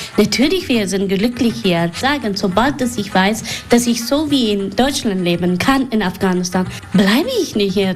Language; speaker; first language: German; non-native, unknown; Persian